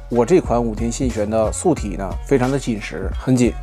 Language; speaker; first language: Chinese; native; Chinese